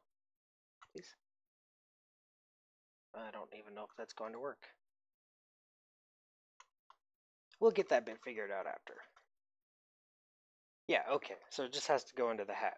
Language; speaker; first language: English; native; English